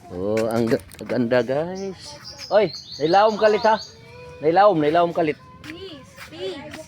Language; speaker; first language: Filipino; non-native, local second language; Cebuano